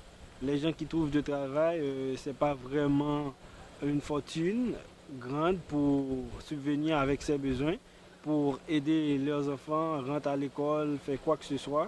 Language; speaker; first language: French; non-native, local second language; Haitian Creole